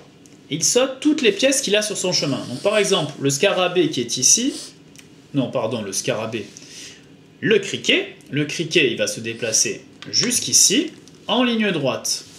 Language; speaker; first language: French; native; French